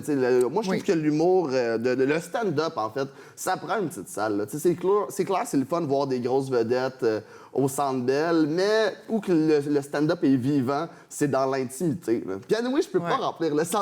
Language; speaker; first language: French; native; French